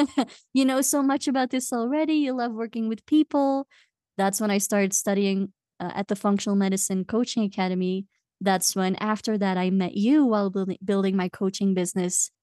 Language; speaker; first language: English; non-native, fluent; Dutch